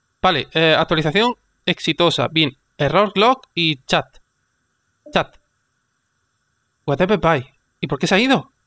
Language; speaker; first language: Spanish; native; Spanish